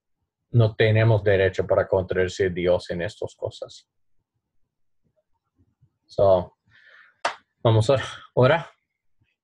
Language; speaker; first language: Spanish; non-native, learner; English